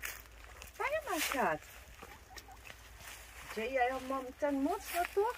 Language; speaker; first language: Polish; non-native, learner; Dutch